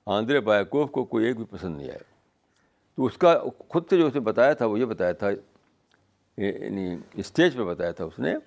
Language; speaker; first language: Urdu; native; Urdu